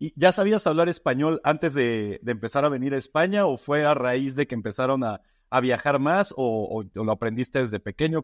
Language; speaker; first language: Spanish; native; Spanish